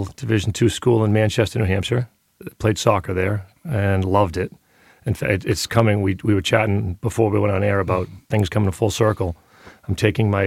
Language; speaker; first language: English; native; English